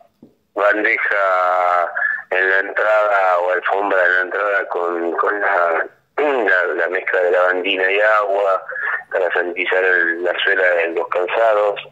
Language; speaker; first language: Spanish; native; Spanish